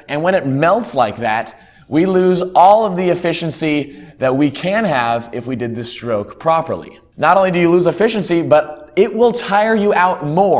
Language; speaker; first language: English; native; English